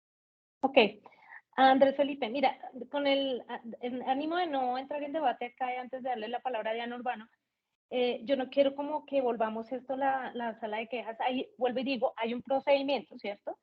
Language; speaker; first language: Spanish; native; Spanish